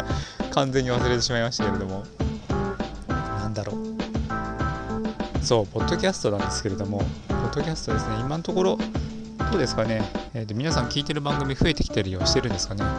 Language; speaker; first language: Japanese; native; Japanese